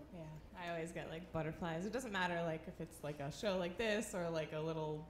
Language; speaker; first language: English; native; English